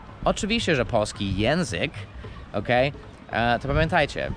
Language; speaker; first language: Polish; non-native, fluent; English